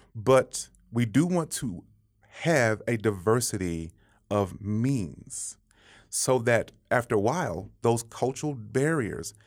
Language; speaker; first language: English; native; English